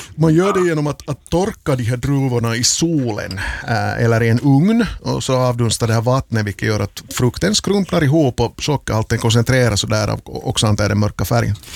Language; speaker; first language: Swedish; native; Swedish